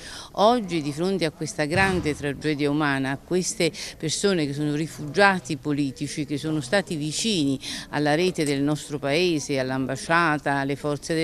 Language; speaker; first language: Italian; native; Italian